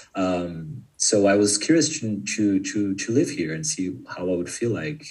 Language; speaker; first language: English; non-native, fluent; Portuguese